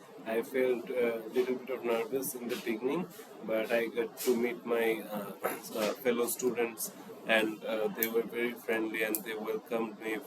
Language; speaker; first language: English; non-native, fluent; Bangla